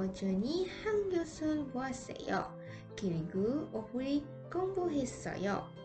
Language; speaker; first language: Korean; non-native, learner; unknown